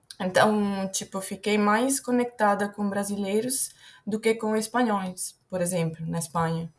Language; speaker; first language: Portuguese; non-native, fluent; Italian